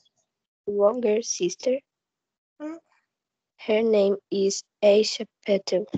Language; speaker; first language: English; non-native, learner; Portuguese